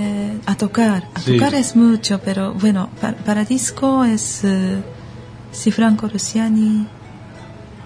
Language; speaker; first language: Spanish; non-native, learner; Japanese